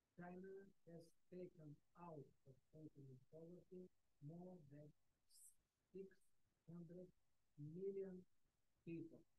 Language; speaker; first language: English; non-native, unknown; Bulgarian